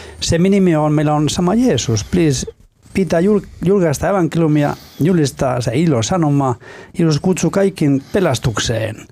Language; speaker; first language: Finnish; non-native, fluent; Spanish